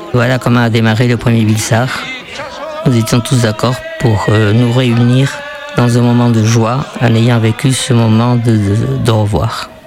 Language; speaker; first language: French; early bilingual, other home language; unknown